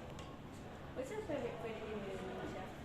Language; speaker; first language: English; non-native, learner; Indonesian